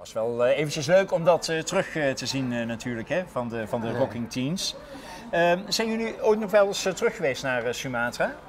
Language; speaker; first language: Dutch; native; Dutch